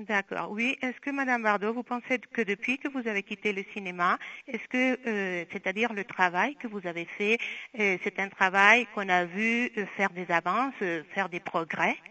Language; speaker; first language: French; non-native, fluent; Spanish